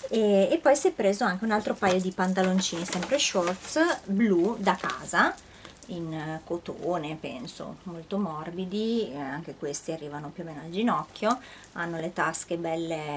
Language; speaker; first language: Italian; native; Italian